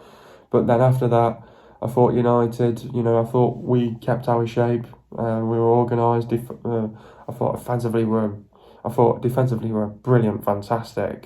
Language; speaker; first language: English; native; English